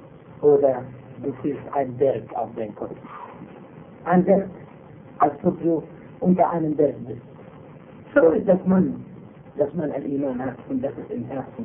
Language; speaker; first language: German; non-native, fluent; Arabic